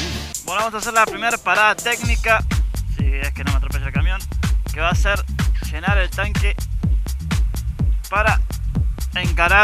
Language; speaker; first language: Spanish; native; Spanish